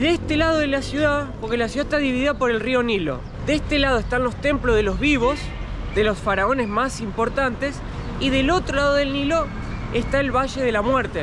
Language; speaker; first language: Spanish; native; Spanish